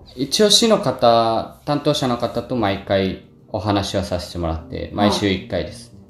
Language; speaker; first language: Japanese; native; Japanese